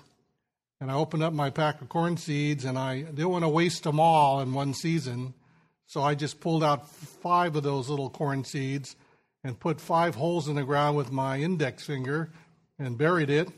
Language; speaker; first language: English; native; English